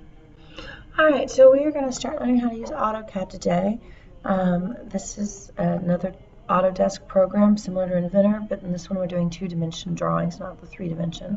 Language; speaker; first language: English; native; English